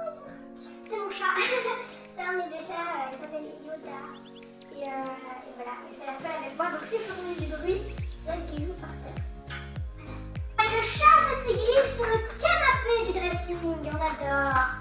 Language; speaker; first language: French; native; French